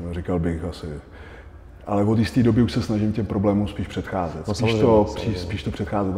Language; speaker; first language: Czech; native; Czech